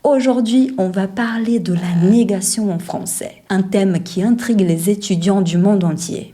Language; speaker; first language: French; non-native, fluent; Portuguese